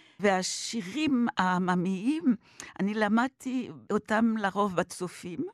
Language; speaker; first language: Hebrew; non-native, fluent; French